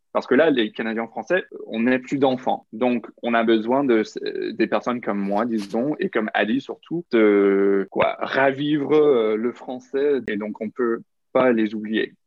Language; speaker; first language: French; non-native, local second language; English